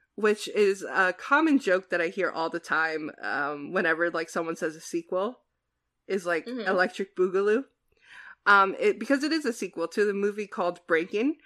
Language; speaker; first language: English; native; English